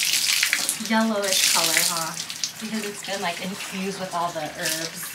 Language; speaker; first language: English; native; English